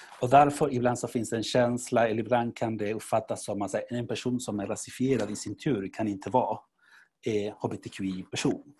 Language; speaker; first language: Swedish; non-native, fluent; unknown